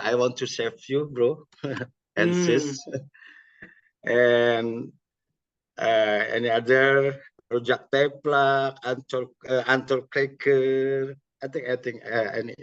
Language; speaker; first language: English; non-native, learner; Indonesian